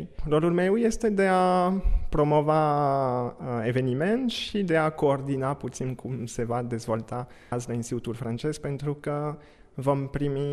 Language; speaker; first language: Romanian; non-native, fluent; French